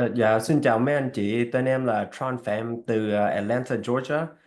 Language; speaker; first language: Vietnamese; early bilingual, heritage; Vietnamese